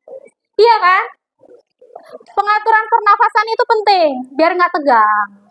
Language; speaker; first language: Indonesian; native; Indonesian